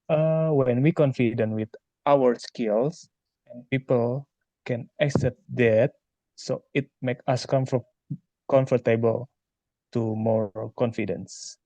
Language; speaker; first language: English; non-native, learner; Indonesian